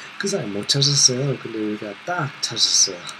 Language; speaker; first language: Korean; non-native, learner; English